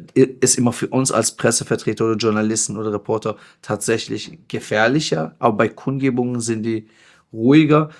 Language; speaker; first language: German; non-native, fluent; Persian